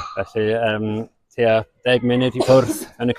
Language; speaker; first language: Welsh; non-native, local second language; English